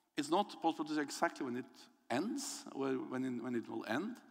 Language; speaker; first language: English; non-native, fluent; Norwegian